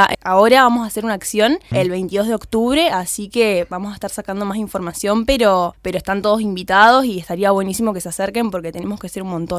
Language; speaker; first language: Spanish; native; Spanish